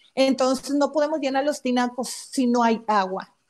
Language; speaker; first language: Spanish; native; Spanish